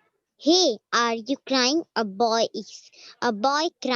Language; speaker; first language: English; non-native, learner; Hindi